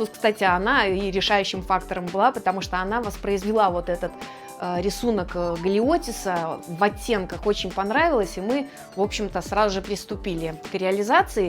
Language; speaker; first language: Russian; native; Russian